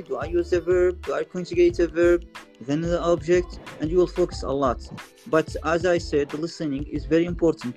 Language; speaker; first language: English; non-native, fluent; Arabic